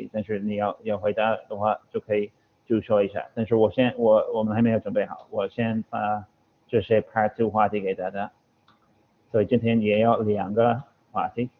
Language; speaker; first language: Chinese; non-native, fluent; English